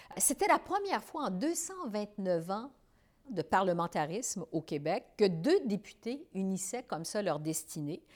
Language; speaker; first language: French; native; French